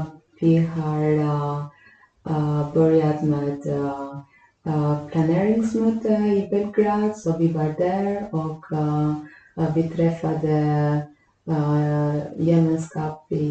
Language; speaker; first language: Swedish; non-native, fluent; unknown